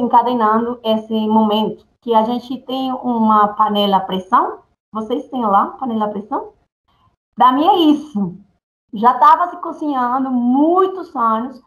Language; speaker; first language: Portuguese; non-native, fluent; Spanish